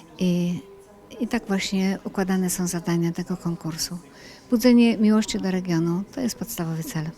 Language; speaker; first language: Polish; native; Polish